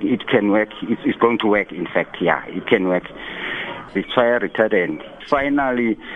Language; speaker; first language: English; non-native, local second language; Xhosa